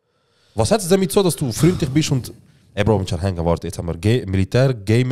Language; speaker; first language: German; native; German